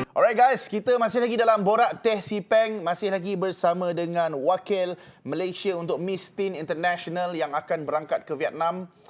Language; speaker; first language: Malay; native; Malay